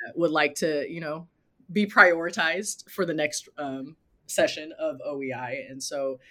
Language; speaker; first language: English; native; English